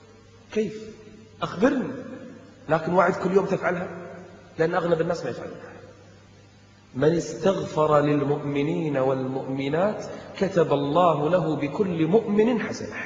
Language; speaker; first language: Arabic; native; Arabic